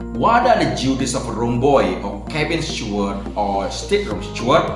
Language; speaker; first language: English; non-native, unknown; Indonesian